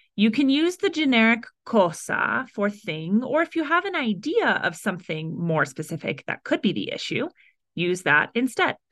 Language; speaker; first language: English; native; English